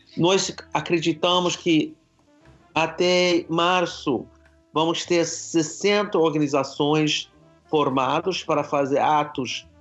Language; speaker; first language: Portuguese; non-native, fluent; English